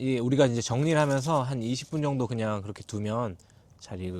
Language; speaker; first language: Korean; native; Korean